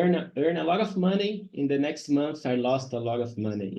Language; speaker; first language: English; non-native, learner; Portuguese